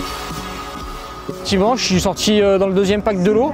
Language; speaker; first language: French; native; French